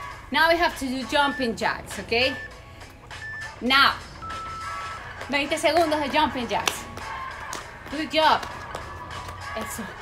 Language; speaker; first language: English; non-native, fluent; Spanish